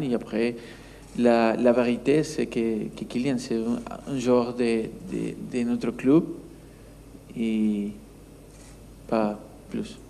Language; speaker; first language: French; non-native, learner; Spanish